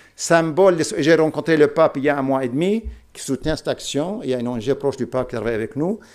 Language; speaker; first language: French; non-native, local second language; Arabic